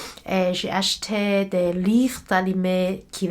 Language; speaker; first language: French; non-native, learner; Cantonese